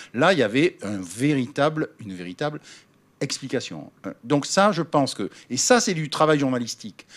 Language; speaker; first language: French; native; French